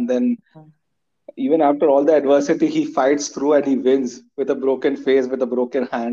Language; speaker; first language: English; non-native, local second language; Hindi